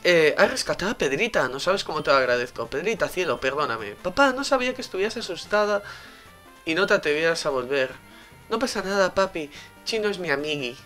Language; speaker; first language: Spanish; native; Spanish